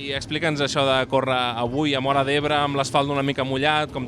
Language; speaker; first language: Catalan; native; Catalan